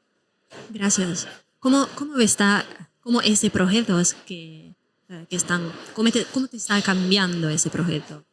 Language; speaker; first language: Spanish; non-native, fluent; Italian